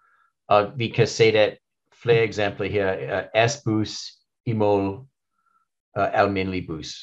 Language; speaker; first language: Danish; non-native, learner; English